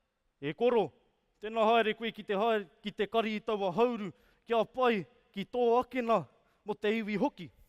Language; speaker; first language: Māori; non-native, fluent; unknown